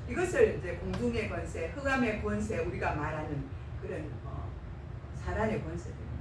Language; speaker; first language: Korean; native; Korean